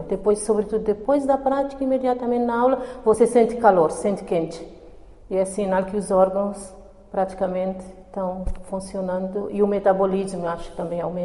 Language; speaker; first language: Portuguese; non-native, local second language; Kabuverdianu